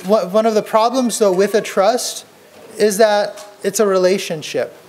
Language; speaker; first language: English; native; English